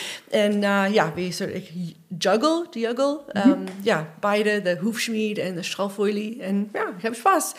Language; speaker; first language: German; non-native, learner; English